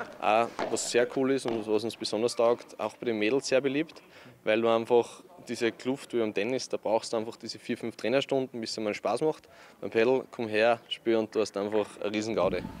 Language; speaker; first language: German; native; German